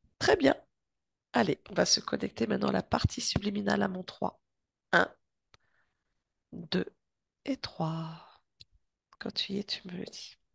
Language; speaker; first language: French; native; French